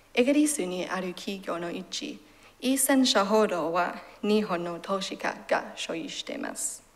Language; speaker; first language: Japanese; non-native, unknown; English